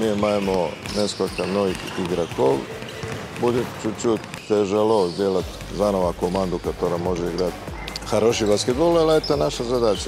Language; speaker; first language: Russian; non-native, fluent; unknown